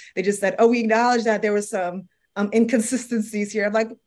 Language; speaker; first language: English; native; English